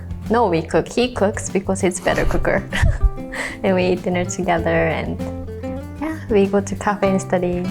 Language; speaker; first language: English; non-native, fluent; Japanese